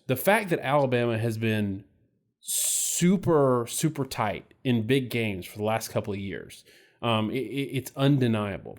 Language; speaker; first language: English; native; English